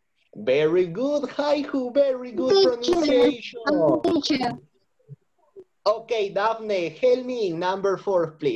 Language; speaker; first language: English; non-native, fluent; Spanish